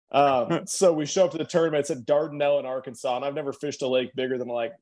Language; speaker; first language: English; native; English